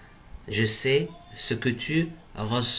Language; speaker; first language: French; non-native, fluent; Arabic